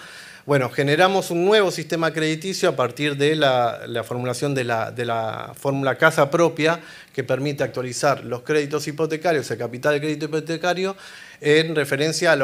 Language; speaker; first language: Spanish; native; Spanish